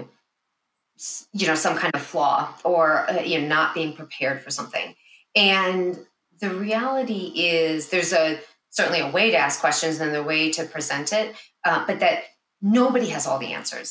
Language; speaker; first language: English; native; English